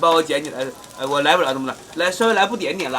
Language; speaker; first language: Chinese; native; Chinese